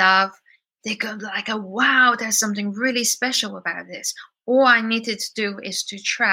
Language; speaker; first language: English; non-native, fluent; Chinese